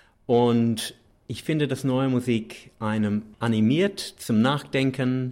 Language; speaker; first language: German; non-native, fluent; English